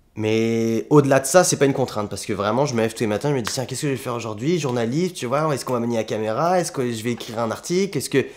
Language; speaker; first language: French; native; French